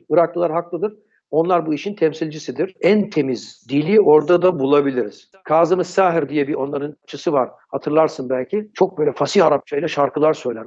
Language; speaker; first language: Turkish; early bilingual, heritage; Turkish